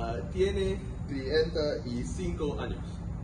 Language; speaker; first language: Spanish; non-native, learner; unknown